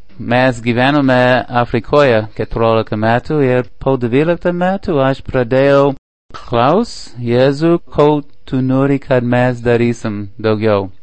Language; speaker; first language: Lithuanian; non-native, learner; English